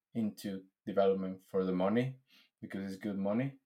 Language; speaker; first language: English; non-native, fluent; Spanish